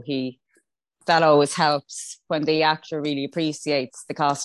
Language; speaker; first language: English; native; English